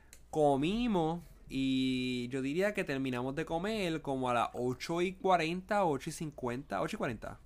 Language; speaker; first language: Spanish; early bilingual, heritage; Spanish